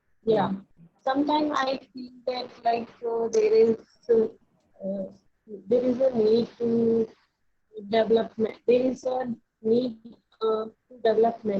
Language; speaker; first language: English; non-native, learner; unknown